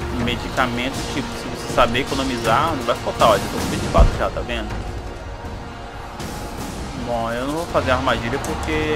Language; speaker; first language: Portuguese; native; Portuguese